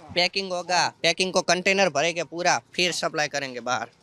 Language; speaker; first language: Hindi; non-native, local second language; Gujarati